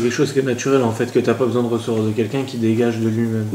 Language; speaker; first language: French; native; French